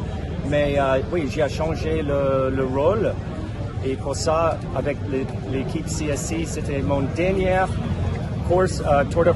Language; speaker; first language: French; non-native, fluent; English